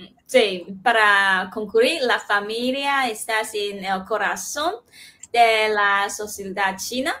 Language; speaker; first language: Spanish; non-native, fluent; Chinese